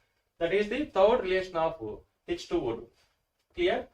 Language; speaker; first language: English; non-native, local second language; Telugu